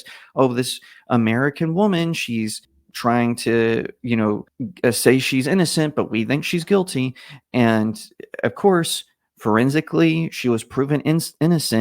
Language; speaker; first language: English; native; English